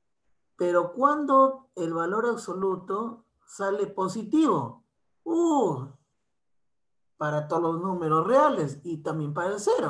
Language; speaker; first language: Spanish; native; Spanish